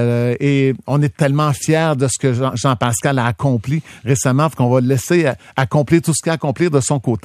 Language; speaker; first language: French; native; French